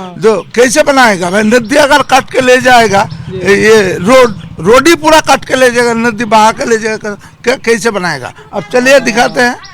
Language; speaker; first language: Hindi; non-native, local second language; Bangla